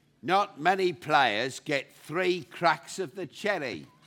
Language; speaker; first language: English; native; English